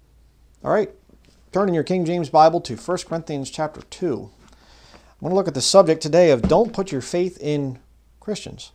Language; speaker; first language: English; native; English